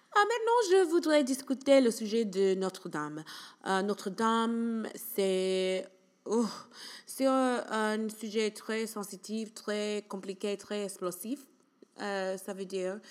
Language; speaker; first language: French; non-native, learner; English